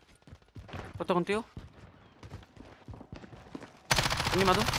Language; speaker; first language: Spanish; native; Spanish